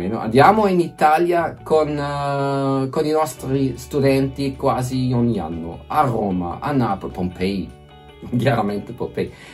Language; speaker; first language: Italian; non-native, fluent; German